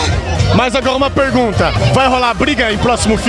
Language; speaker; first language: Portuguese; native; Portuguese